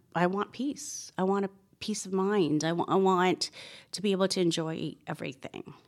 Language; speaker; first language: English; native; English